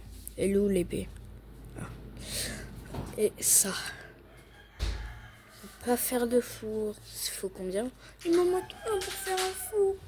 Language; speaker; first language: French; native; French